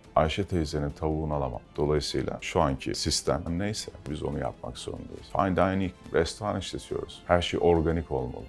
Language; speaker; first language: Turkish; native; Turkish